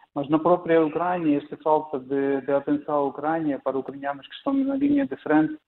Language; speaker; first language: Portuguese; non-native, fluent; Ukrainian